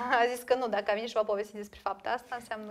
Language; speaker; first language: Romanian; non-native, local second language; Russian